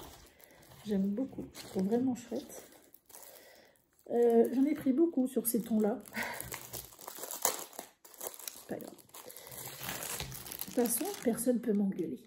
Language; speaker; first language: French; native; French